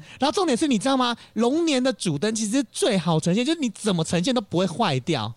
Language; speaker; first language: Chinese; native; Chinese